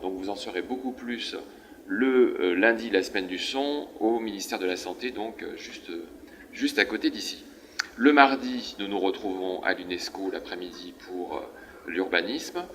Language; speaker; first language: French; native; French